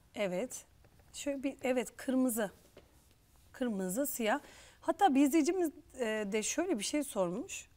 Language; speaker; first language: Turkish; native; Turkish